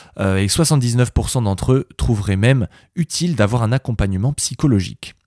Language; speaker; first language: French; native; French